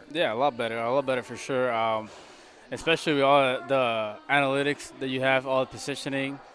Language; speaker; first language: English; non-native, fluent; Spanish